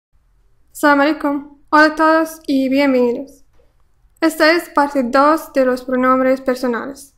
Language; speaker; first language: Spanish; non-native, fluent; Arabic